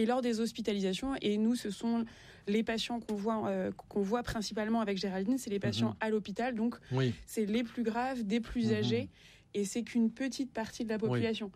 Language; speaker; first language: French; native; French